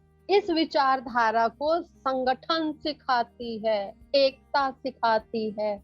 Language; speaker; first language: Hindi; native; Hindi